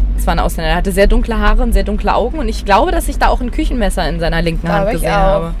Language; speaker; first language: German; native; German